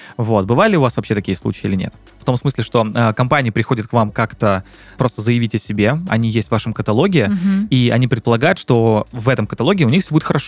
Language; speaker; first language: Russian; native; Russian